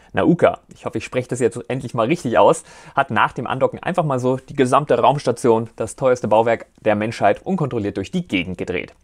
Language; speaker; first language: German; native; German